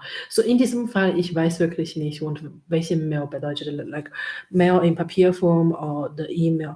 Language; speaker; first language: German; non-native, learner; Chinese